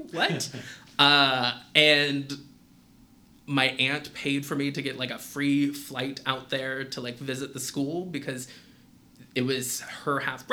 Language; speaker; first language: English; native; English